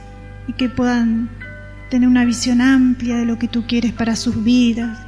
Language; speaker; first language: Spanish; native; Spanish